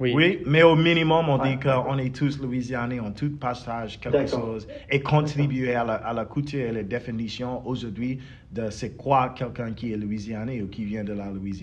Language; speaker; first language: French; early bilingual, heritage; English